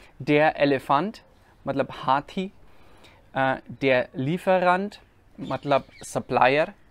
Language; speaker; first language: Hindi; non-native, fluent; German